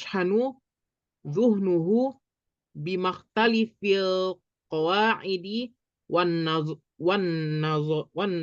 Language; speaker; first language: Arabic; non-native, learner; Indonesian